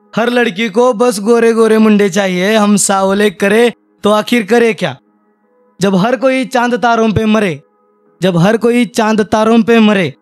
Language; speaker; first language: Hindi; non-native, local second language; Marathi